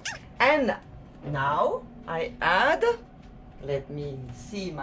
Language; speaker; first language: English; non-native, learner; French